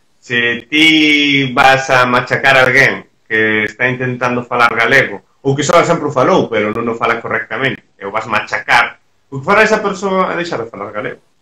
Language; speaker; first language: Galician; native; Galician